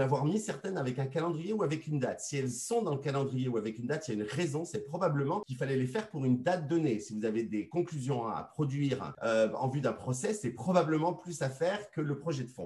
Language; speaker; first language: French; native; French